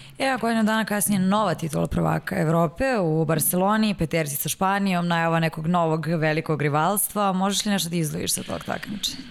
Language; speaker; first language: Serbian; native; Serbian